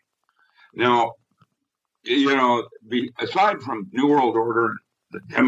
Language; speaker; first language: English; native; English